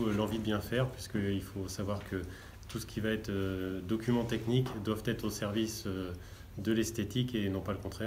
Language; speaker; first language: French; native; French